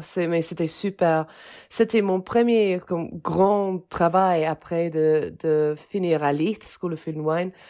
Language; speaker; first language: French; non-native, fluent; English